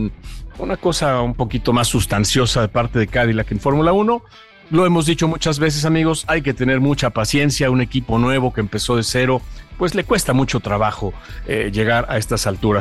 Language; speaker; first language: Spanish; native; Spanish